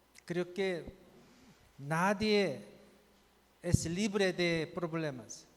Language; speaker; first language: Spanish; non-native, fluent; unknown